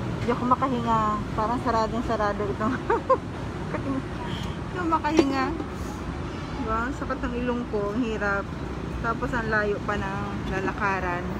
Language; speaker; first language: Filipino; native; Filipino